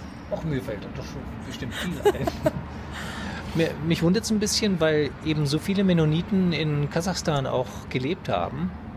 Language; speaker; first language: German; native; German